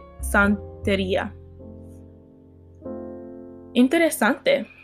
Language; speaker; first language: Spanish; non-native, learner; English